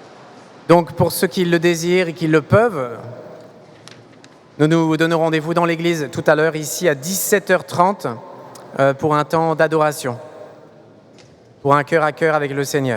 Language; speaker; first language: French; native; French